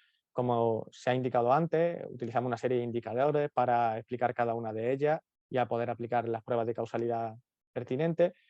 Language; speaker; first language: Spanish; native; Spanish